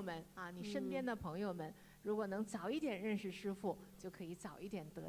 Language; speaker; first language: Chinese; native; Chinese